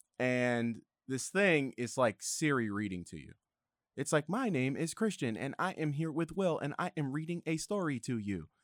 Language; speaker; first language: English; native; English